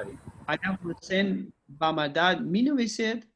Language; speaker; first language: Persian; non-native, learner; Urdu